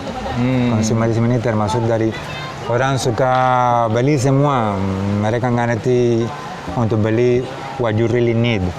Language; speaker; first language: Indonesian; non-native, fluent; Spanish